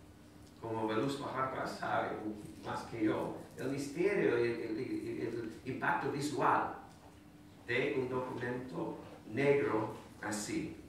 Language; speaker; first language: Spanish; non-native, fluent; English